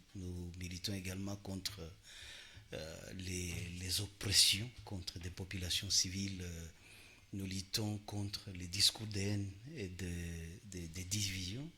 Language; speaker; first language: French; non-native, local second language; Swahili